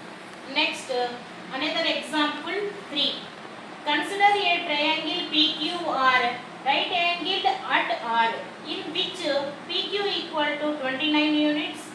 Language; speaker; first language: English; non-native, local second language; Telugu